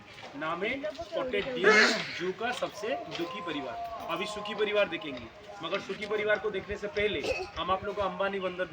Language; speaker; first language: Hindi; non-native, local second language; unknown